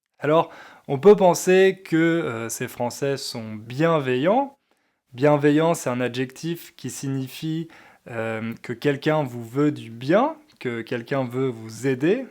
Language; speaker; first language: French; native; French